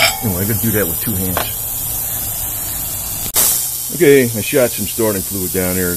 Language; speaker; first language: English; native; English